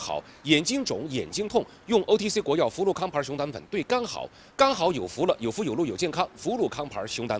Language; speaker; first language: Chinese; native; Chinese